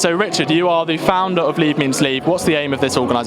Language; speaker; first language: English; native; English